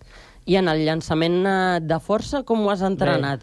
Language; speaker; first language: Catalan; native; Catalan